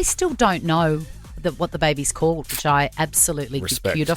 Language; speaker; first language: English; native; English